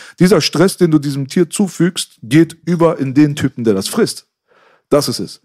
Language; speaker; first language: German; native; German